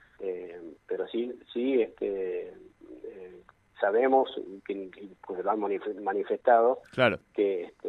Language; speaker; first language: Spanish; native; Spanish